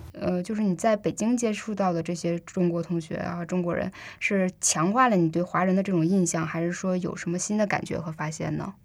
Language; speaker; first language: Chinese; native; Chinese